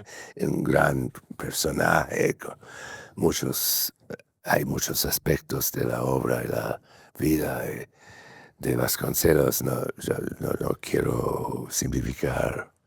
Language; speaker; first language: Spanish; non-native, fluent; English